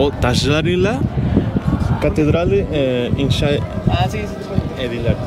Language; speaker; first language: Turkish; non-native, fluent; Spanish